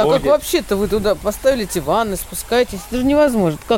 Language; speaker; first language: Russian; native; Russian